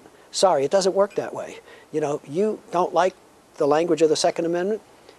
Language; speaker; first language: English; native; English